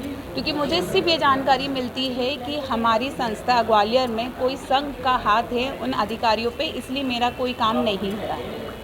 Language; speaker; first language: Hindi; native; Hindi